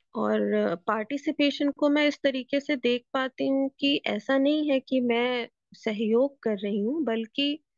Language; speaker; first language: Hindi; native; Hindi